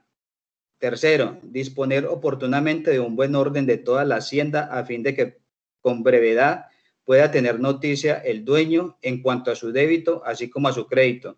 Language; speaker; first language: Spanish; native; Spanish